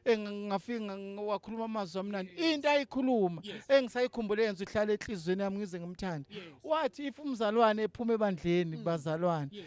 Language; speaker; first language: Zulu; native; Zulu